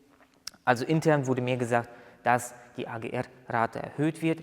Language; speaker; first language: German; native; German